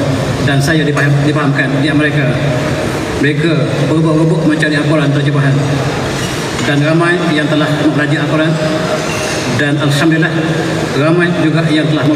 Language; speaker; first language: Malay; native; Malay